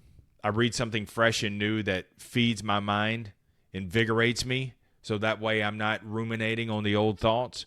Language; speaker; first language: English; native; English